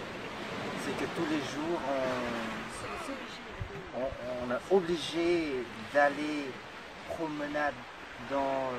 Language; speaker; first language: French; non-native, learner; Vietnamese